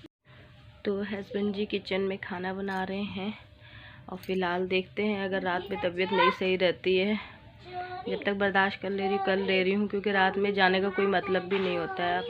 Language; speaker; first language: Hindi; native; Hindi